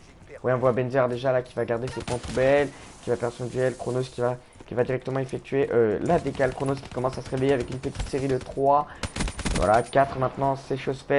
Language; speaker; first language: French; native; French